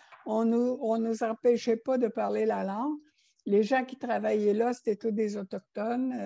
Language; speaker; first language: French; non-native, local second language; Innu-aimun